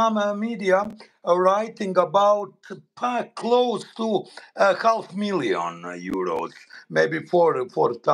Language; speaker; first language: English; non-native, learner; Bosnian